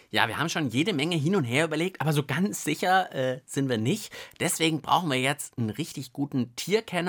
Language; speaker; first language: German; native; German